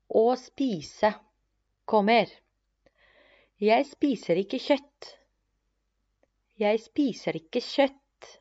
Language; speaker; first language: Norwegian; non-native, fluent; Spanish